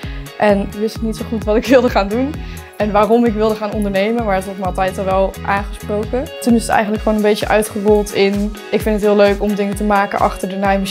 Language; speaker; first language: Dutch; native; Dutch